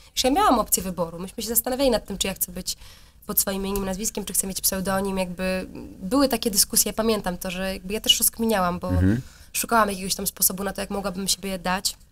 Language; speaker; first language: Polish; native; Polish